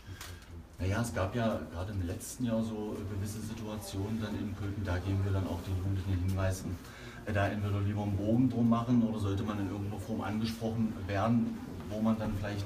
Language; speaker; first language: German; native; German